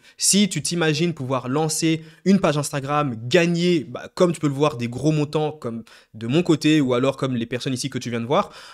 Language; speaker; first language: French; native; French